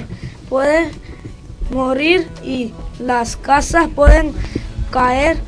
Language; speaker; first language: Spanish; non-native, learner; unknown